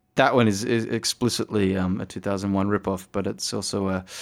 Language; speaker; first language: English; native; English